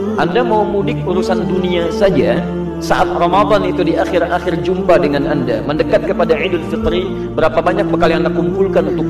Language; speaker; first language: Indonesian; native; Indonesian